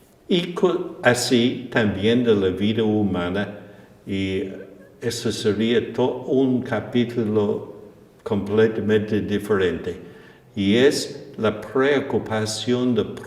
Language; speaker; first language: Spanish; non-native, fluent; English